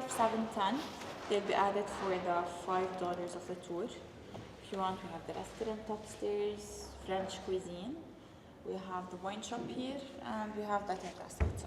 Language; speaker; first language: English; non-native, fluent; Arabic